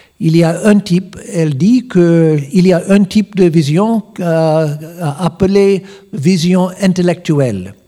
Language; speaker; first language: French; non-native, learner; English